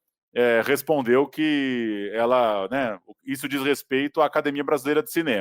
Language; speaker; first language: Portuguese; native; Portuguese